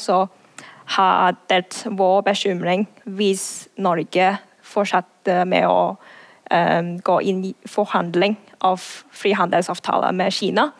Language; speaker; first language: Norwegian; non-native, fluent; Cantonese